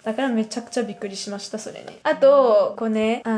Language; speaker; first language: Japanese; non-native, fluent; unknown